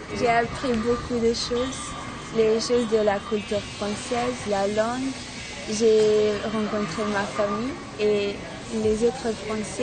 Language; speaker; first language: French; non-native, learner; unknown